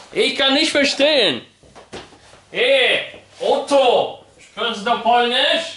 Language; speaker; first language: German; non-native, learner; Polish